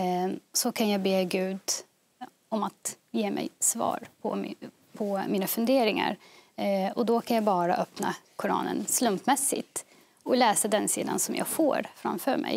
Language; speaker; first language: Swedish; early bilingual, other home language; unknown